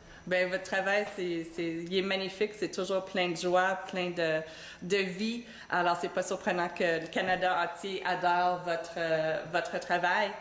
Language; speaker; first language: French; native; French